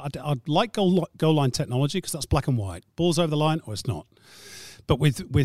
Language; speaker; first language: English; native; English